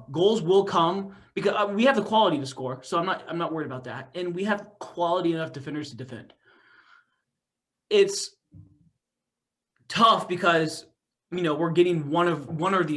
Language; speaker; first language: English; native; English